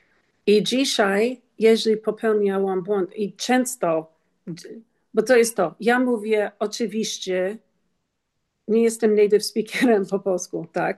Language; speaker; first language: Polish; non-native, learner; English